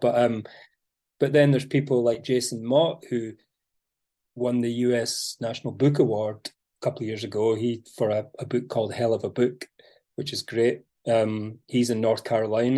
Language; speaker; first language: English; native; English